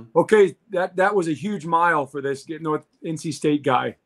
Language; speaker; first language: English; native; English